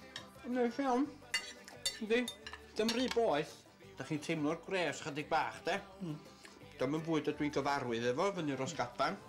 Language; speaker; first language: Welsh; native; Welsh